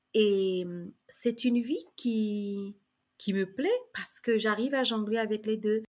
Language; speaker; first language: French; early bilingual, other home language; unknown